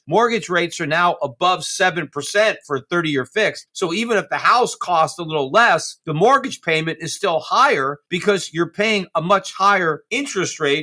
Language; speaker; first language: English; native; English